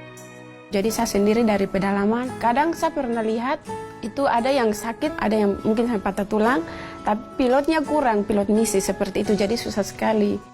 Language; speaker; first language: Indonesian; non-native, local second language; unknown